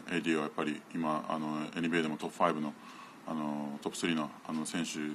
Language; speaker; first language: Japanese; native; Japanese